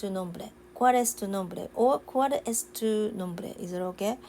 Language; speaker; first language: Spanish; non-native, learner; Japanese